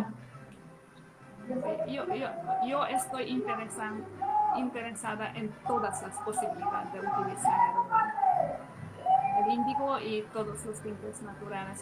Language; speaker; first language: Spanish; non-native, fluent; Hungarian